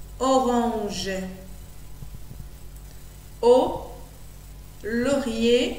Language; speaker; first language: French; non-native, local second language; Arabic